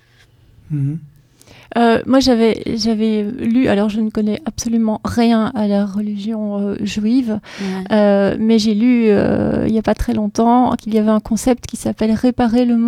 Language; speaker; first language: French; native; French